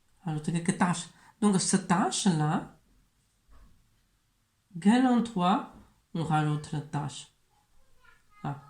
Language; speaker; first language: French; non-native, learner; Chinese